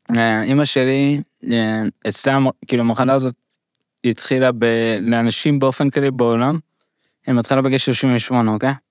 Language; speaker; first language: Hebrew; early bilingual, other home language; Russian